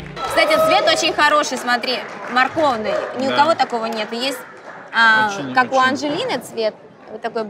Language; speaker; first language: Russian; native; Russian